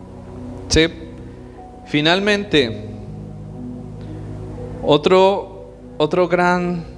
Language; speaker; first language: Spanish; native; Spanish